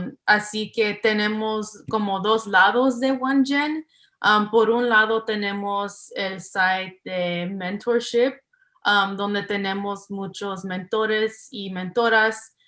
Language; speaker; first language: Spanish; early bilingual, heritage; English